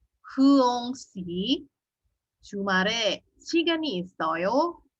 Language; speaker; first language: Korean; non-native, fluent; Indonesian